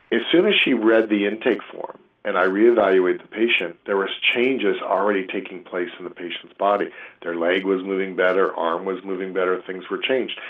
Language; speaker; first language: English; native; English